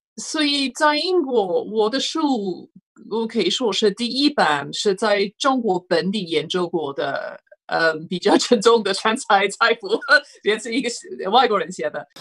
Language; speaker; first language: Chinese; non-native, fluent; English